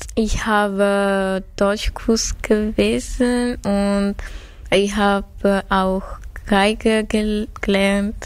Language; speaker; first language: German; non-native, learner; Armenian